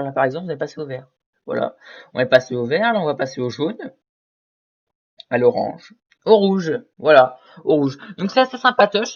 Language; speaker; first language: French; native; French